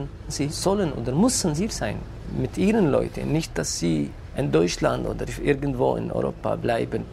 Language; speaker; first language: German; non-native, fluent; Kurdish